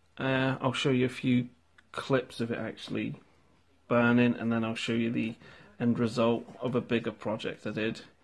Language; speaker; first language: English; native; English